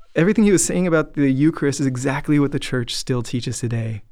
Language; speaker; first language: English; native; English